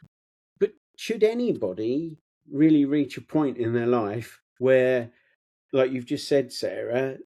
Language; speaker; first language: English; native; English